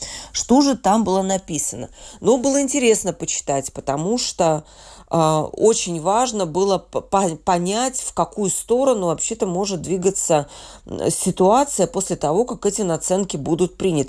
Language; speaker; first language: Russian; native; Russian